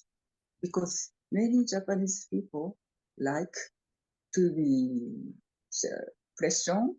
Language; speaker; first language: English; non-native, fluent; Japanese